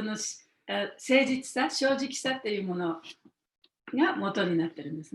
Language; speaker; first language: Japanese; native; Japanese